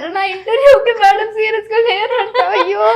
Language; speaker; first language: Telugu; native; Telugu